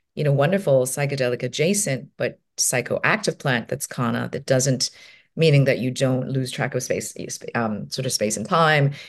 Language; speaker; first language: English; non-native, local second language; Cantonese